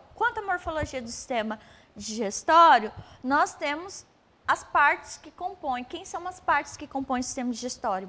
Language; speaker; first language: Portuguese; native; Portuguese